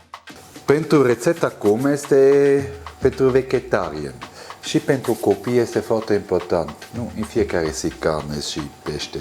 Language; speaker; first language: Romanian; non-native, learner; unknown